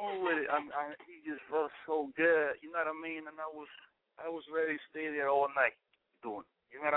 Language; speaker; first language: English; non-native, fluent; Spanish